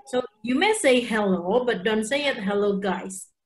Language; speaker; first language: English; non-native, fluent; Indonesian